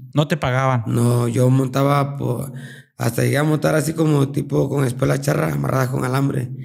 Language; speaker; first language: Spanish; native; Spanish